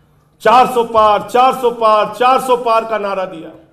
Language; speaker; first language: Hindi; native; Hindi